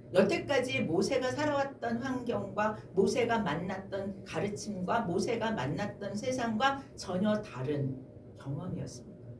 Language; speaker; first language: Korean; native; Korean